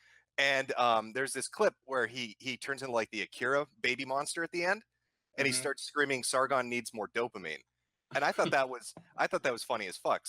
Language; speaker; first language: English; native; English